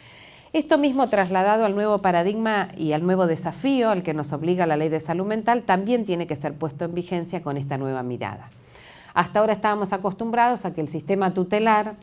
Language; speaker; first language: Spanish; native; Spanish